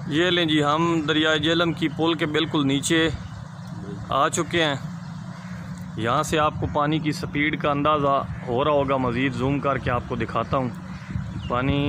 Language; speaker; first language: Urdu; non-native, local second language; Punjabi